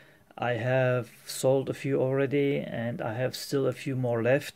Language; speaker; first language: English; non-native, fluent; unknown